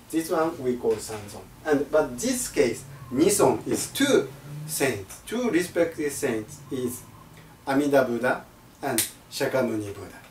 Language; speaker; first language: English; non-native, fluent; Japanese